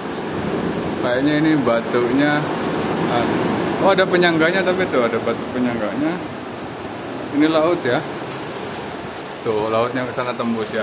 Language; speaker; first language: Indonesian; native; Indonesian